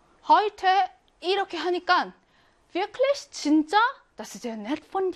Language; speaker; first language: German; non-native, fluent; Korean